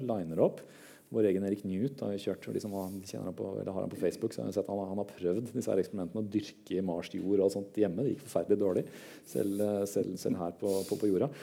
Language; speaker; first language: Norwegian; native; Norwegian